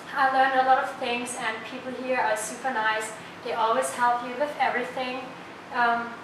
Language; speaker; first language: English; non-native, fluent; German